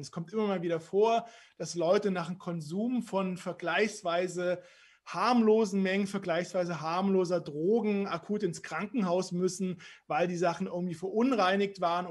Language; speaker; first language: German; native; German